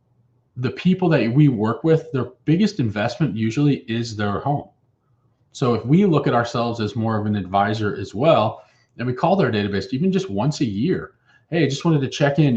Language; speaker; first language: English; native; English